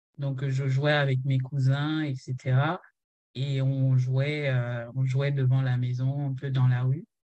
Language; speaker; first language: French; non-native, local second language; Haitian Creole